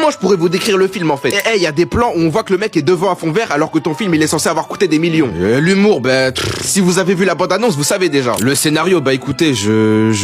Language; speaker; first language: French; native; French